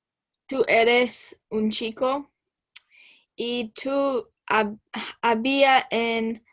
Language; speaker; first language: Spanish; non-native, learner; English